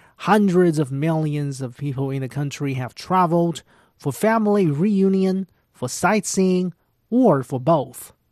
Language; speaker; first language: English; non-native, fluent; Chinese